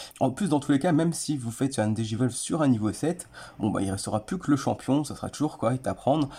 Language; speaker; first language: French; native; French